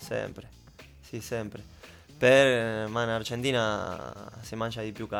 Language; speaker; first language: Italian; non-native, learner; Spanish